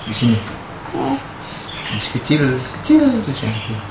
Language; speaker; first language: Indonesian; native; Indonesian